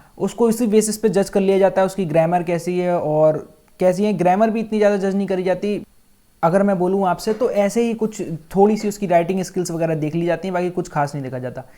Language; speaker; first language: Hindi; native; Hindi